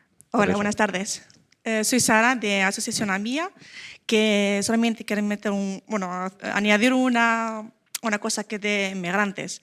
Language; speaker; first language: Spanish; non-native, learner; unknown